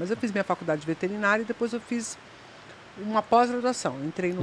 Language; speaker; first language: Portuguese; native; Portuguese